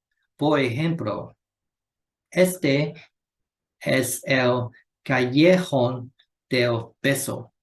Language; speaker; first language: Spanish; non-native, learner; Chinese